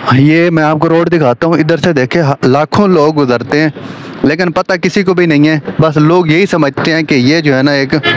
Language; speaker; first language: Urdu; non-native, local second language; Punjabi